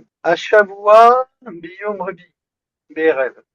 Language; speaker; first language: Hebrew; non-native, learner; French